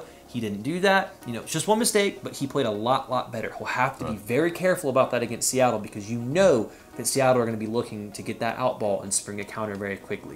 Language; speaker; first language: English; native; English